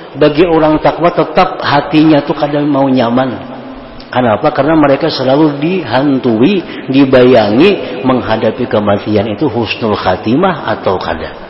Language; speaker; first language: Indonesian; non-native, local second language; Banjar